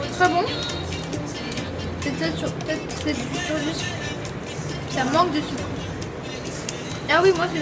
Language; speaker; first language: French; native; French